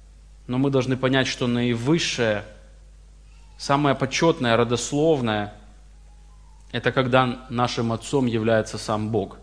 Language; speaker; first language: Russian; native; Russian